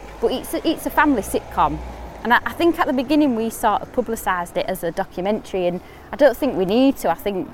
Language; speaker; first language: English; native; English